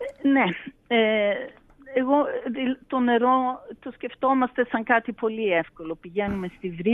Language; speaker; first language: Greek; early bilingual, heritage; Greek